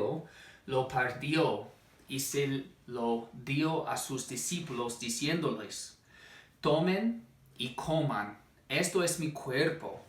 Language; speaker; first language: Spanish; non-native, fluent; English